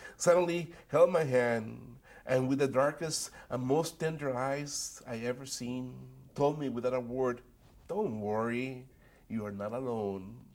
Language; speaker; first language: English; early bilingual, other home language; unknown